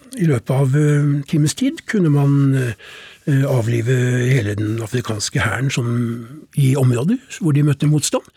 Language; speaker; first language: Norwegian; native; Norwegian